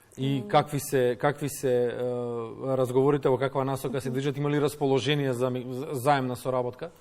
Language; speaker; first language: Macedonian; native; Macedonian